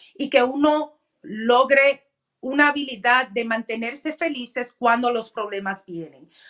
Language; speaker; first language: Spanish; early bilingual, heritage; Spanish